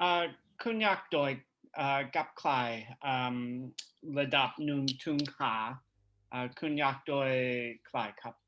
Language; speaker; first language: Thai; non-native, learner; English